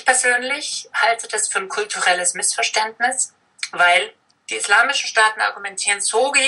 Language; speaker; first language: German; native; German